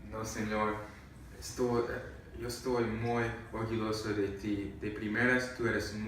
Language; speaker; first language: Spanish; non-native, learner; English